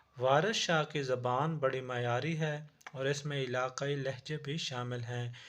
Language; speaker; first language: Urdu; non-native, local second language; Punjabi